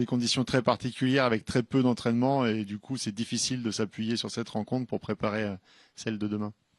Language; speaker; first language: French; native; French